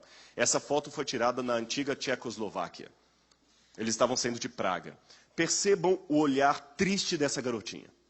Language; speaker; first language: Portuguese; native; Portuguese